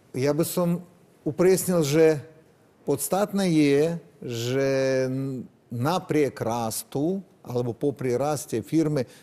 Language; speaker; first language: Slovak; non-native, fluent; Armenian